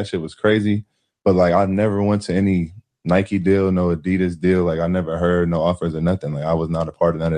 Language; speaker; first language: English; native; English